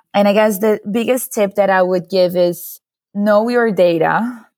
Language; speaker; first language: English; non-native, fluent; Portuguese